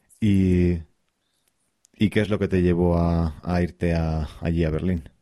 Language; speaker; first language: Spanish; native; Spanish